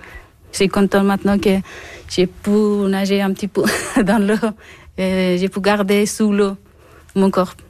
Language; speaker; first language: French; non-native, learner; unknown